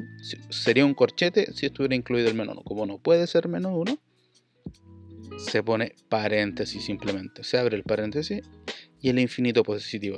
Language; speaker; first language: Spanish; native; Spanish